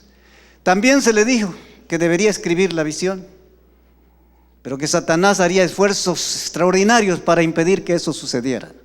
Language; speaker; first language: Spanish; native; Spanish